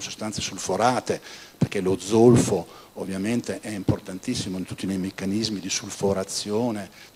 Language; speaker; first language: Italian; native; Italian